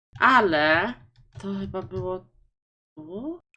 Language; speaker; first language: Polish; native; Polish